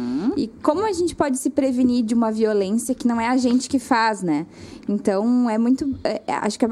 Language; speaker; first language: Portuguese; native; Portuguese